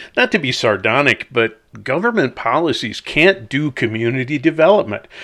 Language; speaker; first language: English; native; English